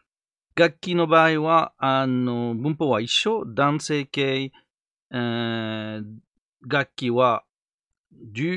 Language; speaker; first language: Japanese; non-native, learner; French